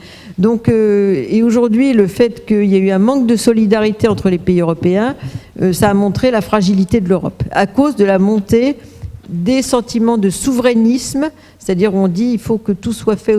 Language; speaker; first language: French; native; French